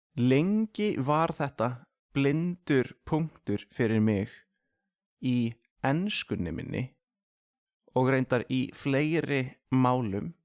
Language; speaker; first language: Icelandic; native; Icelandic